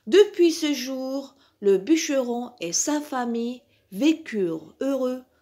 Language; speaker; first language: French; non-native, local second language; Arabic